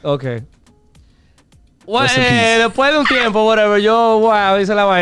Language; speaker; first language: Spanish; early bilingual, heritage; Spanish